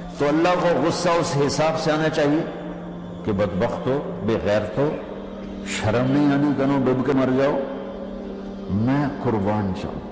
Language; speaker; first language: Urdu; non-native, local second language; Punjabi